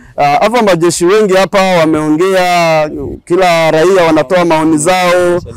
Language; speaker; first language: Swahili; non-native, local second language; Kinyarwanda